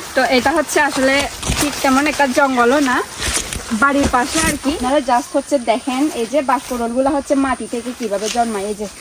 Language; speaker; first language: Bangla; non-native, local second language; Chakma